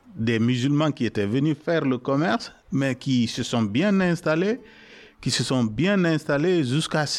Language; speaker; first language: French; non-native, local second language; Mandingo